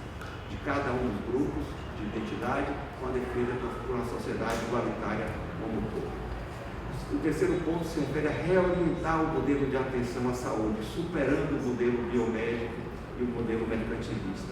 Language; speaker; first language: Portuguese; native; Portuguese